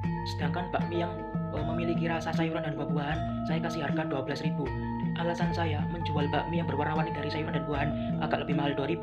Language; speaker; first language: Indonesian; native; Indonesian